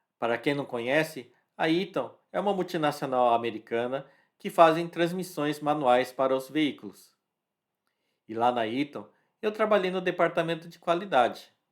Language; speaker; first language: Portuguese; early bilingual, other home language; Japanese